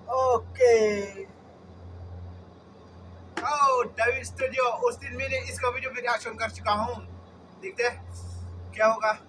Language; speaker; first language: Hindi; non-native, local second language; Khasi